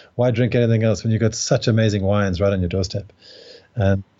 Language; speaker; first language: English; native; English